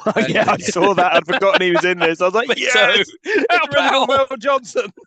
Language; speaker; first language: English; native; English